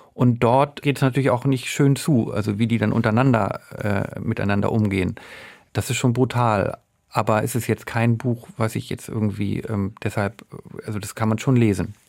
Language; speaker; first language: German; native; German